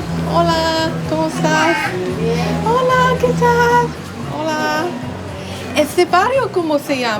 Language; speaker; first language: Spanish; non-native, fluent; English